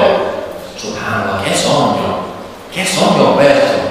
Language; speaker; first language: Italian; non-native, learner; English